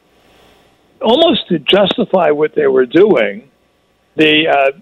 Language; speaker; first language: English; native; English